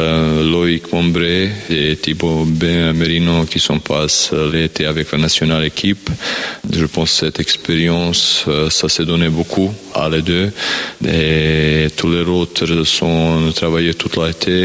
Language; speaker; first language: French; non-native, learner; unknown